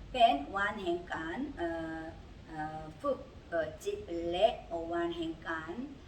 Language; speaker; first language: Thai; non-native, learner; Korean